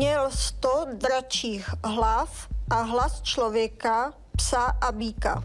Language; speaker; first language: Czech; native; Czech